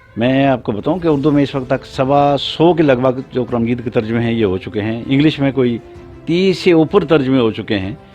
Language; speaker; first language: Urdu; non-native, local second language; Pahari-Potwari